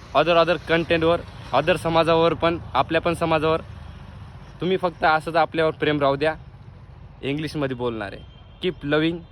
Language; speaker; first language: Marathi; non-native, local second language; Lambadi